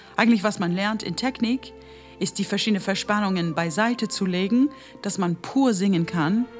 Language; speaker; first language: German; non-native, fluent; English